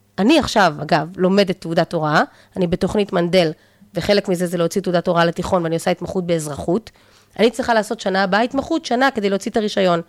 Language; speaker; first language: Hebrew; native; Hebrew